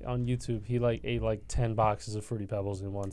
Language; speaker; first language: English; native; English